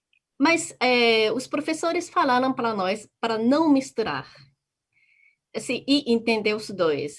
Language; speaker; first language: Portuguese; non-native, fluent; Japanese